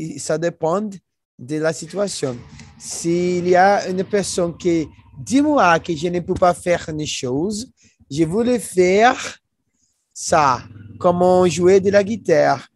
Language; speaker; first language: French; non-native, learner; Portuguese